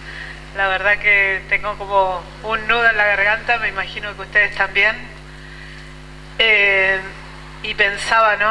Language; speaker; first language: Spanish; native; Spanish